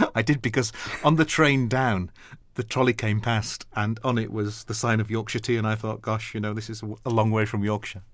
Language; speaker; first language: English; native; English